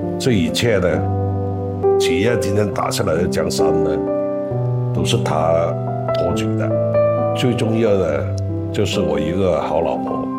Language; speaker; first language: Chinese; non-native, local second language; Cantonese